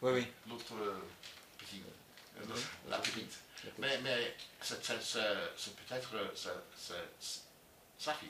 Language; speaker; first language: French; non-native, learner; English